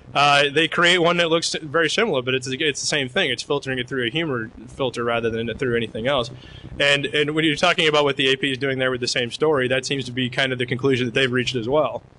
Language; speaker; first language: English; native; English